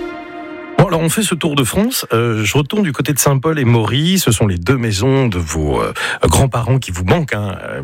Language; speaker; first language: French; native; French